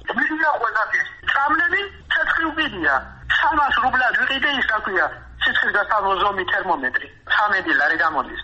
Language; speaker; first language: Georgian; non-native, local second language; Mingrelian